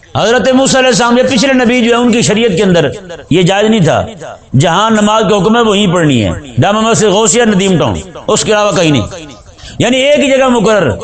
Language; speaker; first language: Urdu; non-native, local second language; Punjabi